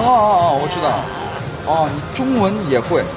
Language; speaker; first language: Chinese; non-native, fluent; Korean